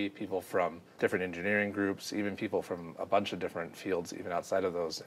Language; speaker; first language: English; native; English